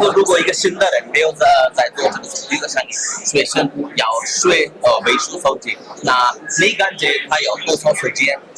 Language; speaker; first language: Chinese; non-native, learner; Hindi